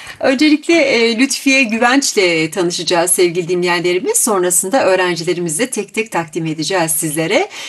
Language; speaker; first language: Turkish; native; Turkish